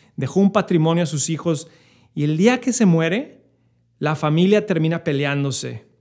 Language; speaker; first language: Spanish; native; Spanish